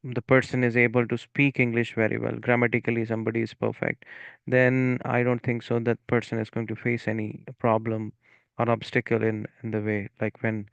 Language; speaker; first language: English; non-native, local second language; Punjabi